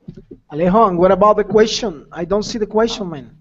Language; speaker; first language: English; non-native, fluent; Spanish